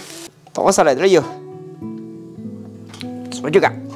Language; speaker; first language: Chinese; native; Chinese